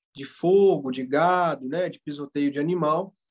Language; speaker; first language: Portuguese; native; Portuguese